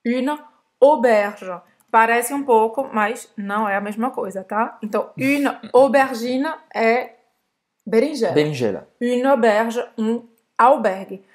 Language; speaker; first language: Portuguese; native; Portuguese